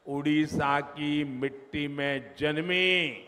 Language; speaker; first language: Hindi; non-native, local second language; Gujarati